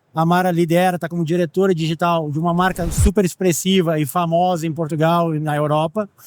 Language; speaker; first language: Portuguese; native; Portuguese